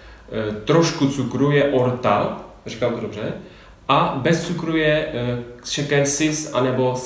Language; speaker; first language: Czech; native; Czech